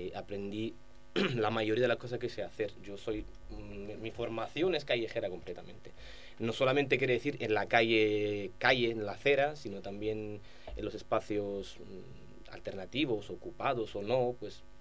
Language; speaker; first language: Spanish; non-native, fluent; Italian